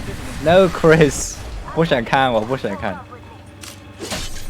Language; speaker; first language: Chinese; early bilingual, heritage; Chinese